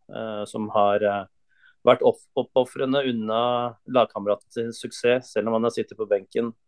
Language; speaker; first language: Norwegian; native; Norwegian